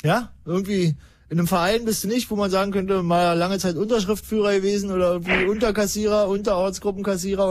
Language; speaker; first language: German; native; German